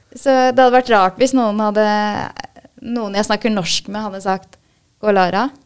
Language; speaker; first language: Norwegian; early bilingual, other home language; Persian